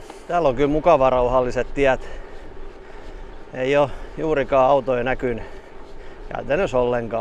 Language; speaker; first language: Finnish; native; Finnish